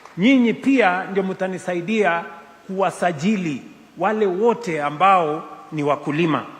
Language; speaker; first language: Swahili; non-native, local second language; Kalenjin